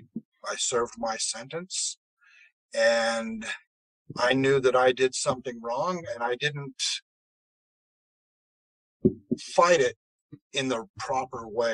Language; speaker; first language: English; native; English